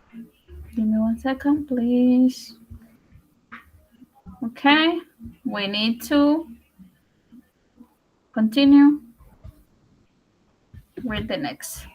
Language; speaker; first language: English; non-native, learner; Spanish